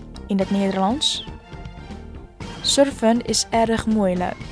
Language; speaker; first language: Dutch; non-native, fluent; Indonesian